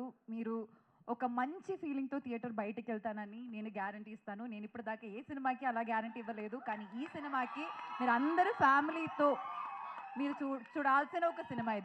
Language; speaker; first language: Telugu; non-native, fluent; Malayalam